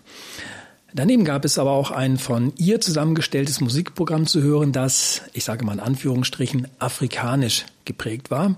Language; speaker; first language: German; native; German